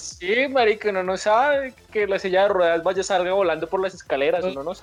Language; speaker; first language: Spanish; native; Spanish